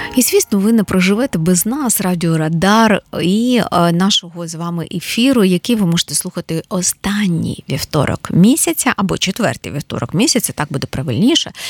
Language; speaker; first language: Ukrainian; native; Ukrainian